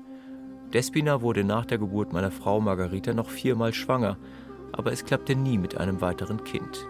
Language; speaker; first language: German; native; German